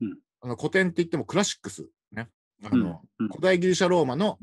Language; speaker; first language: Japanese; native; Japanese